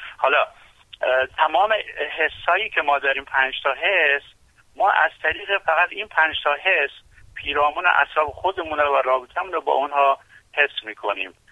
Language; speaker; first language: Persian; non-native, local second language; Azerbaijani